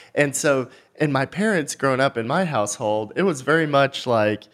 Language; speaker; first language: English; native; English